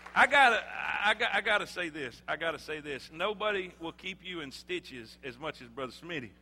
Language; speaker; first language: English; native; English